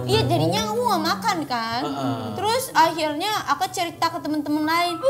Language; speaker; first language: Indonesian; non-native, fluent; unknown